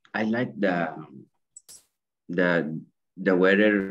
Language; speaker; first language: English; non-native, learner; Spanish